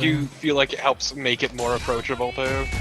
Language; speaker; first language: English; native; English